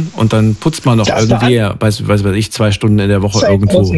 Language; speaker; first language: German; native; German